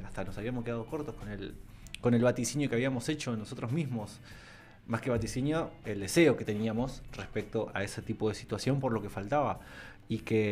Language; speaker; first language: Spanish; native; Spanish